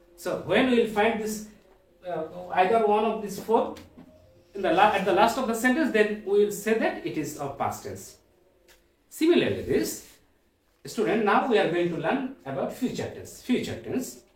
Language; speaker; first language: English; non-native, local second language; Bangla